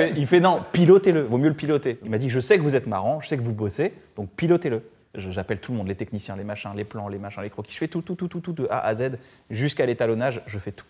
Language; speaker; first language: French; native; French